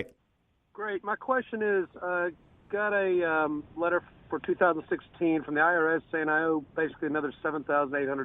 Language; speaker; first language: English; native; English